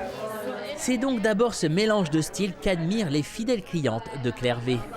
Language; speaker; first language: French; native; French